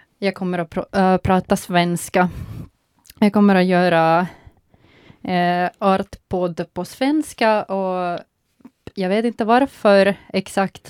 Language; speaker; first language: Swedish; non-native, local second language; Finnish